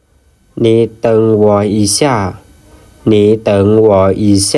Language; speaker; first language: Chinese; non-native, fluent; Lao